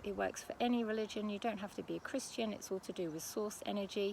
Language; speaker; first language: English; native; English